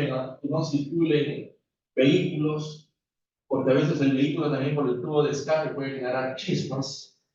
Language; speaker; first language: Spanish; native; Spanish